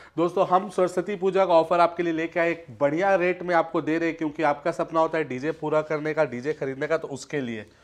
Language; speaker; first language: Hindi; native; Hindi